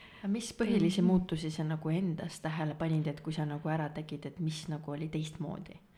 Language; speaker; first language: Estonian; native; Estonian